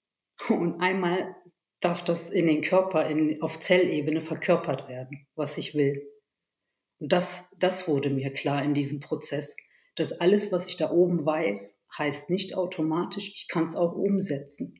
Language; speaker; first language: German; early bilingual, other home language; Turkish